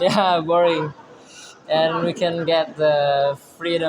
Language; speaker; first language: English; non-native, learner; Indonesian